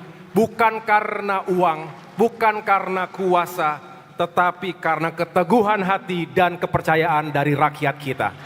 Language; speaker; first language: Indonesian; native; Indonesian